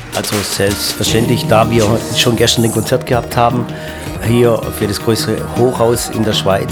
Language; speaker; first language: German; non-native, fluent; Italian